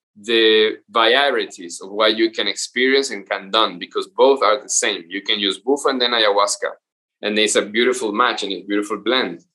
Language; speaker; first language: English; non-native, fluent; Spanish